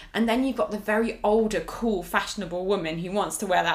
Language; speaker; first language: English; native; English